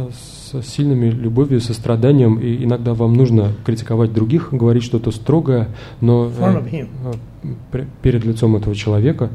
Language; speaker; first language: Russian; native; Russian